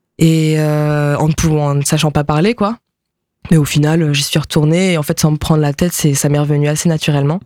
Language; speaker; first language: French; early bilingual, other home language; Japanese